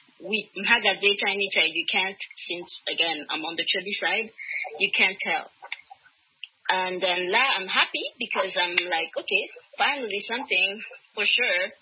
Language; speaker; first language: English; non-native, fluent; Rundi